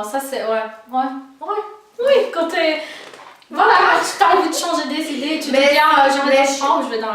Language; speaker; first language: French; non-native, fluent; Portuguese